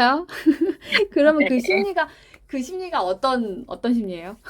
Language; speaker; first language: Korean; native; Korean